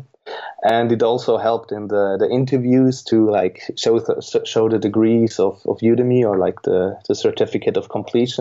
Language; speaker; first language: English; non-native, fluent; German